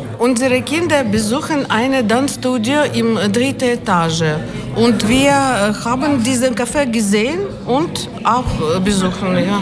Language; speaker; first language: German; non-native, learner; Ukrainian